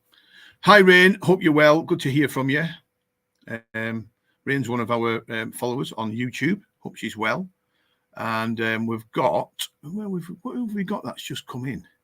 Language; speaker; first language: English; native; English